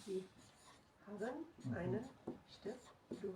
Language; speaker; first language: German; non-native, learner; English